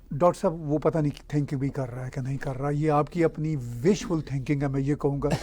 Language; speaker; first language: Urdu; non-native, local second language; Punjabi